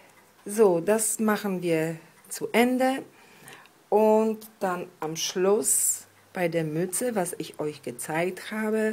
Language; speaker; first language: German; non-native, fluent; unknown